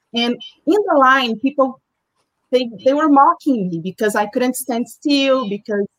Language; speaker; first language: English; non-native, fluent; Portuguese